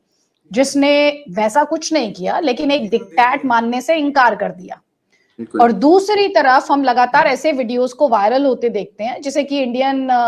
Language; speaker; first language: Hindi; native; Hindi